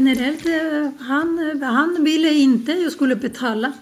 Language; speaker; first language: Swedish; non-native, learner; Spanish